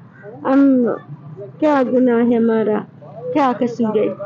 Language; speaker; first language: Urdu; non-native, local second language; Brahui